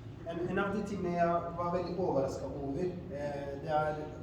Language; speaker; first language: Norwegian; non-native, fluent; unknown